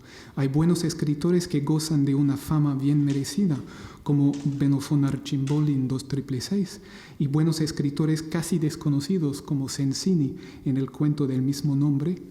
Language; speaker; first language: Spanish; non-native, fluent; English